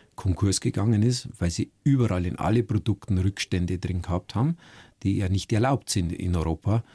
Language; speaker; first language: German; native; German